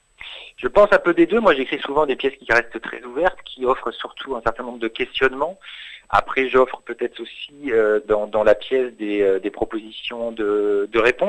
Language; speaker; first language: French; native; French